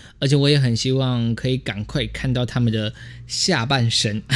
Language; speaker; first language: Chinese; native; Chinese